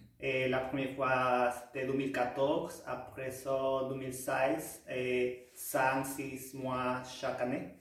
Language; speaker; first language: French; non-native, learner; Spanish